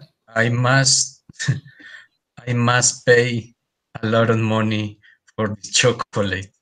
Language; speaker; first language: English; non-native, learner; Spanish